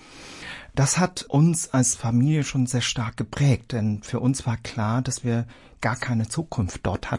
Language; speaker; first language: German; early bilingual, other home language; Vietnamese